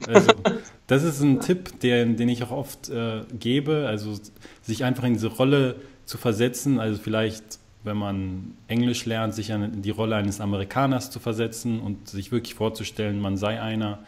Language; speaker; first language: German; native; German